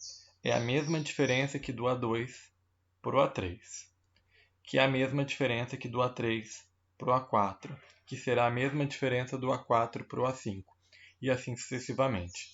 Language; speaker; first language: Portuguese; native; Portuguese